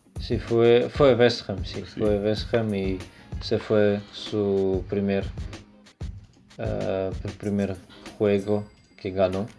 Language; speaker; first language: Spanish; non-native, learner; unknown